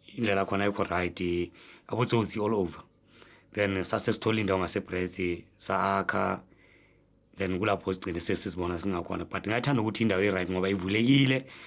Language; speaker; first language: Zulu; native; Zulu